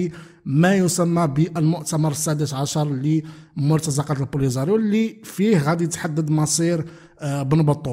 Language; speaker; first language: Arabic; native; Arabic